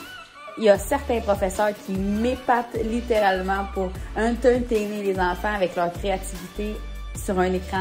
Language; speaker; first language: French; native; French